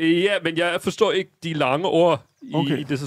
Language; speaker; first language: Danish; non-native, fluent; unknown